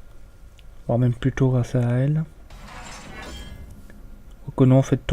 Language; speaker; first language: French; native; French